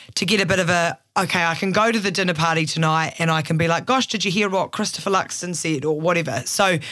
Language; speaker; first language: English; native; English